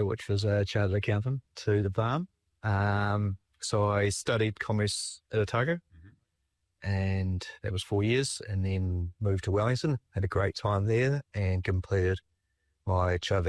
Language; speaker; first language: English; native; English